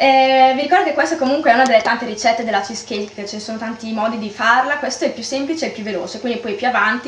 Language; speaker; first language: Italian; native; Italian